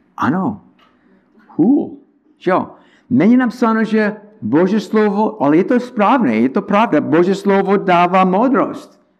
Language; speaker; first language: Czech; non-native, learner; English